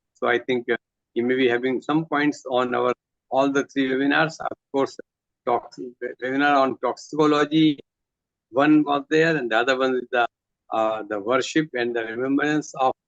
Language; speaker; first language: English; non-native, local second language; Hindi